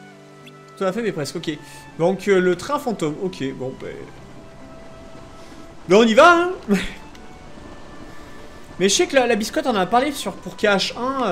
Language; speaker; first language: French; native; French